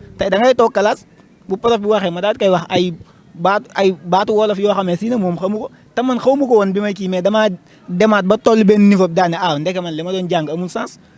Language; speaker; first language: Wolof; non-native, local second language; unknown